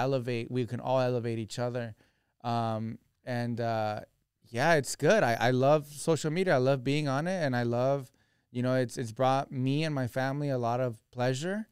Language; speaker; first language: English; early bilingual, other home language; Spanish